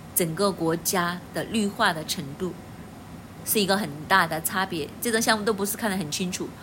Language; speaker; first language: Chinese; native; Chinese